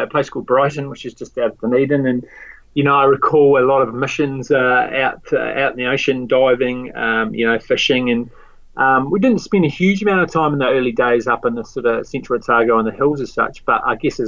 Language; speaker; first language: English; native; English